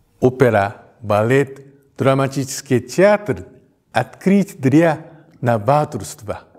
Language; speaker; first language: Russian; non-native, fluent; Japanese